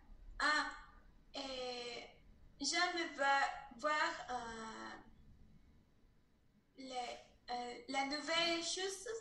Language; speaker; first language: French; non-native, learner; Spanish